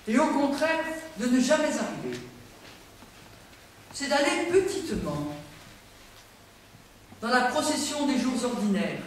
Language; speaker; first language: French; native; French